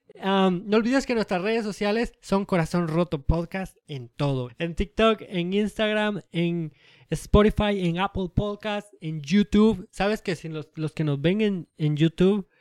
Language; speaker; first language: Spanish; early bilingual, heritage; Spanish